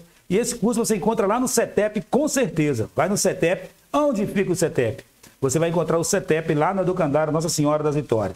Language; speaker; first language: Portuguese; native; Portuguese